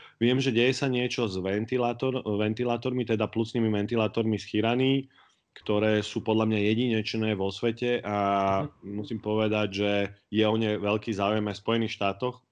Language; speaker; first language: Slovak; native; Slovak